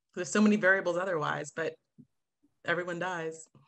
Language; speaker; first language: English; native; English